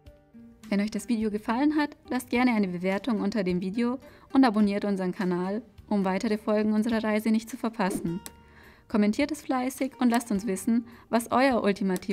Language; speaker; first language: German; native; German